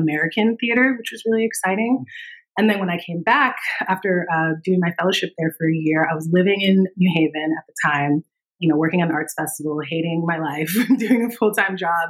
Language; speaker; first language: English; native; English